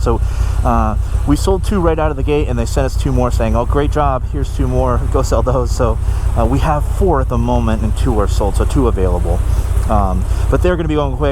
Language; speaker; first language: English; native; English